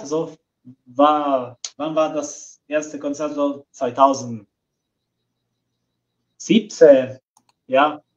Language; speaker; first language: German; non-native, fluent; Portuguese